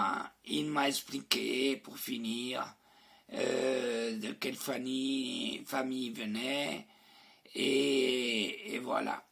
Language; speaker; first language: French; non-native, fluent; Spanish